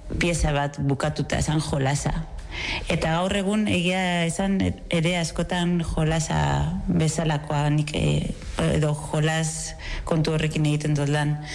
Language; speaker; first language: Basque; native; Basque